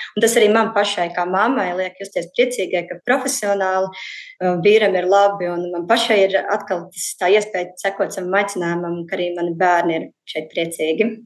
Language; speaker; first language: Latvian; native; Latvian